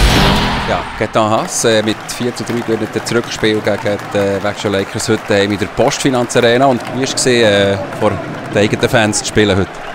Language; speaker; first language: German; native; German